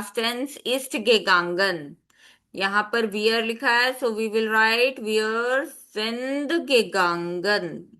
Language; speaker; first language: German; non-native, fluent; Hindi